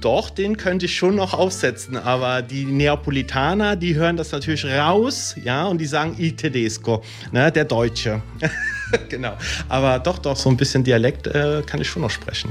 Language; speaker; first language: German; early bilingual, other home language; Italian